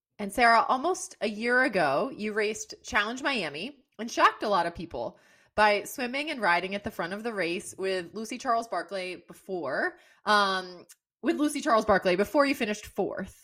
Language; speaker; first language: English; native; English